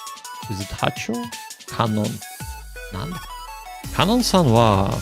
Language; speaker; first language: Japanese; non-native, learner; English